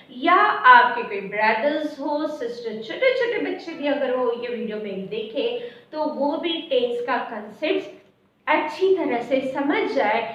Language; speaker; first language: Hindi; non-native, local second language; Marathi